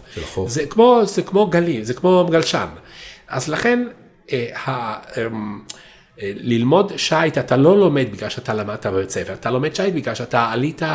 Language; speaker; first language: Hebrew; non-native, fluent; Italian